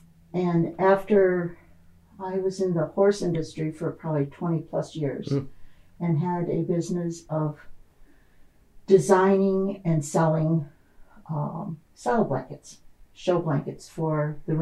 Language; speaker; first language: English; native; English